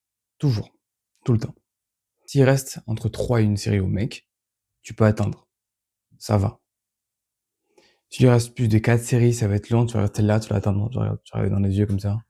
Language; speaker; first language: French; native; French